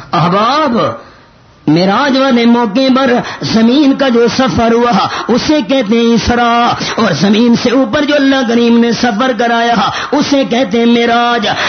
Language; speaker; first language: Urdu; non-native, local second language; Punjabi